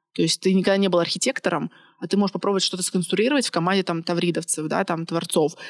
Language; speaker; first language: Russian; native; Russian